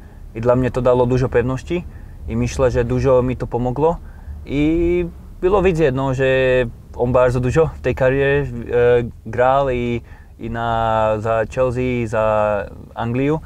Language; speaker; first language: Polish; non-native, learner; Slovak